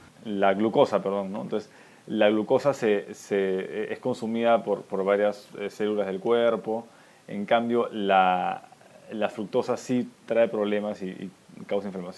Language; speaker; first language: Spanish; native; Spanish